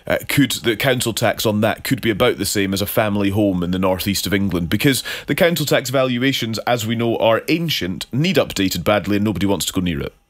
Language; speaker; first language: English; native; English